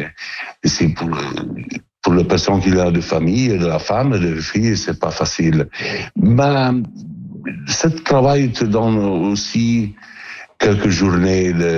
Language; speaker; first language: French; non-native, learner; Italian